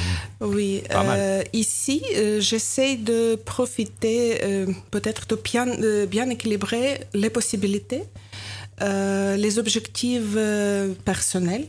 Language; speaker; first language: French; non-native, learner; Ukrainian